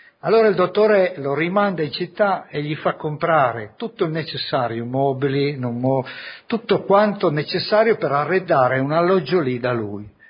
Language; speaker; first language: Italian; native; Italian